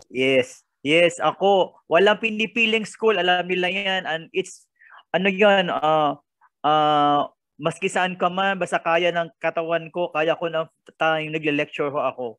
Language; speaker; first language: Filipino; non-native, local second language; Cebuano